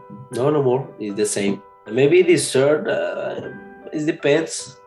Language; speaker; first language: English; non-native, learner; Spanish